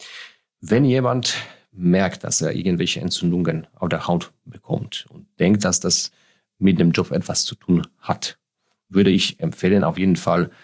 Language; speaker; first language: German; non-native, fluent; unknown